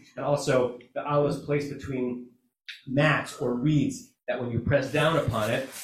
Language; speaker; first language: English; native; English